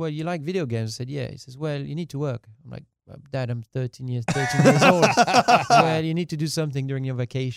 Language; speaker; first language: English; non-native, fluent; French